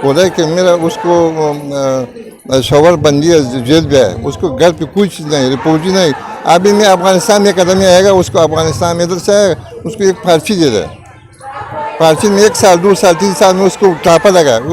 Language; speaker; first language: Hindi; non-native, learner; Persian